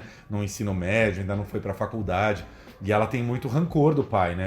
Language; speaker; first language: Portuguese; native; Portuguese